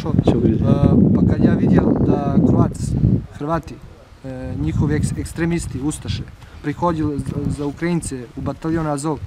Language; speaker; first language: Russian; non-native, learner; Serbian